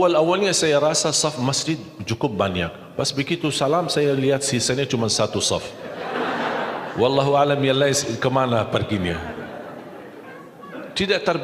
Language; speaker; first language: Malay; non-native, fluent; Arabic